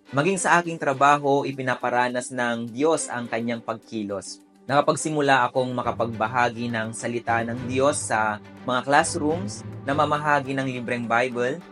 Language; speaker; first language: Filipino; non-native, local second language; Iloko